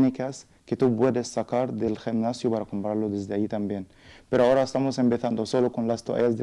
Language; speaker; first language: Spanish; non-native, learner; Arabic